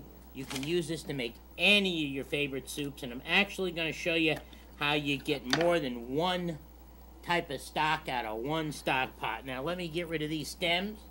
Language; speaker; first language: English; native; English